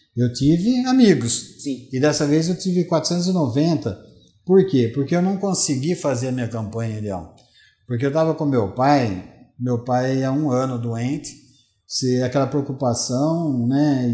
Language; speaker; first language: Portuguese; native; Portuguese